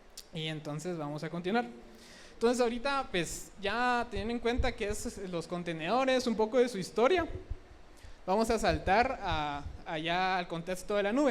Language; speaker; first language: Spanish; native; Spanish